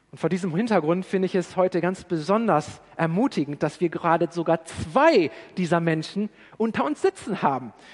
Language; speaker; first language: German; native; German